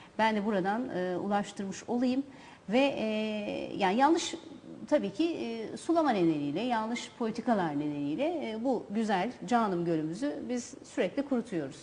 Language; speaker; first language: Turkish; native; Turkish